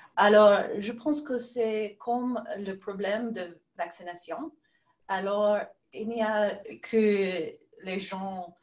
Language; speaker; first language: French; non-native, learner; English